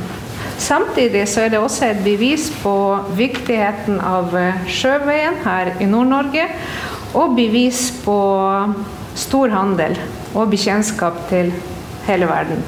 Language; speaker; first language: Norwegian; non-native, fluent; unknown